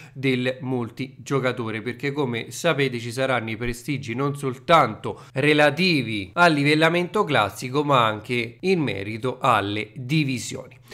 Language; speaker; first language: Italian; native; Italian